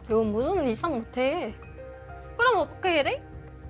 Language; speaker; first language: Korean; non-native, learner; Vietnamese